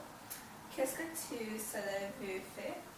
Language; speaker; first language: French; non-native, learner; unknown